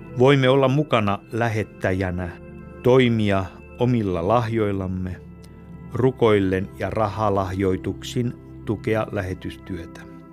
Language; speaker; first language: Finnish; native; Finnish